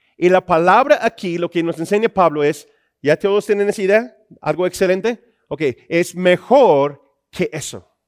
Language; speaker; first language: Spanish; non-native, fluent; English